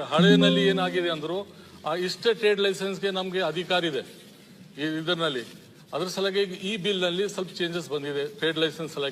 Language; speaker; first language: Kannada; non-native, local second language; Urdu